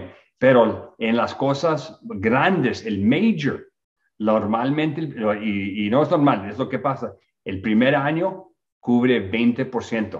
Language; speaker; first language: Spanish; early bilingual, other home language; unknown